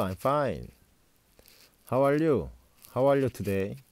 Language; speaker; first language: English; non-native, learner; Korean